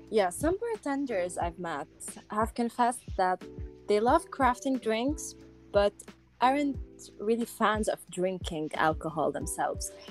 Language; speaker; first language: English; non-native, local second language; Arabic